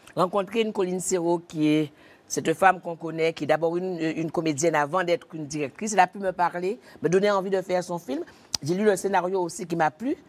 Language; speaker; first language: French; native; French